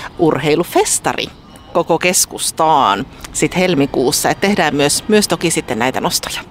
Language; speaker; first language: Finnish; native; Finnish